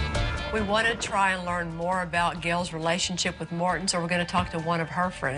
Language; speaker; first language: English; native; English